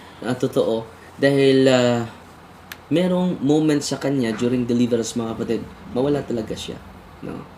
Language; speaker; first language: Filipino; non-native, local second language; Cebuano